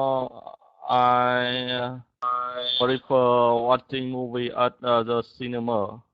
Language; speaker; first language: English; non-native, learner; Vietnamese